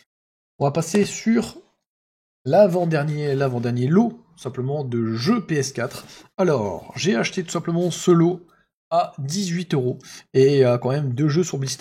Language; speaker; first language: French; native; French